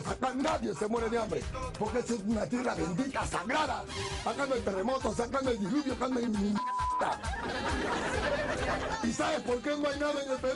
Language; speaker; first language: Spanish; native; Spanish